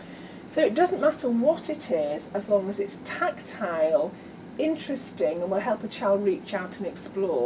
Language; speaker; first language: English; native; English